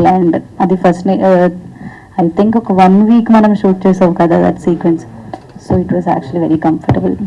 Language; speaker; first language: Telugu; non-native, learner; Malayalam